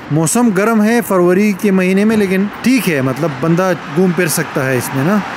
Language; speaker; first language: Urdu; native; Urdu